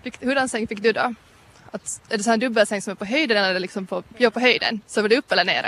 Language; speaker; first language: Swedish; native; Swedish